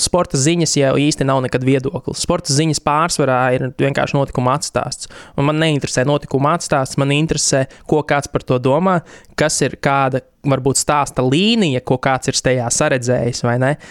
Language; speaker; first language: Latvian; native; Latvian